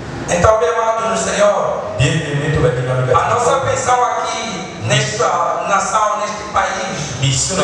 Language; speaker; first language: Portuguese; non-native, fluent; Lingala